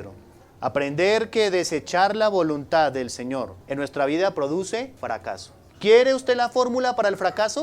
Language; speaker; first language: Spanish; native; Spanish